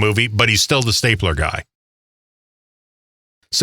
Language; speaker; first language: English; native; English